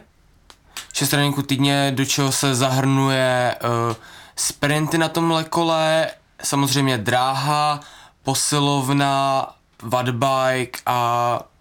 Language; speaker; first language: Czech; native; Czech